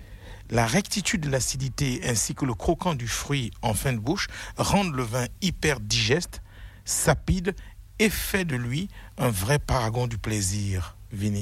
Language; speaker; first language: French; native; French